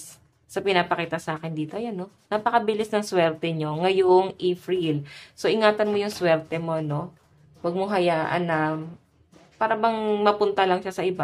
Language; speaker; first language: Filipino; native; Filipino